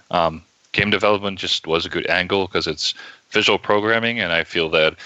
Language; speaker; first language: English; non-native, fluent; Dutch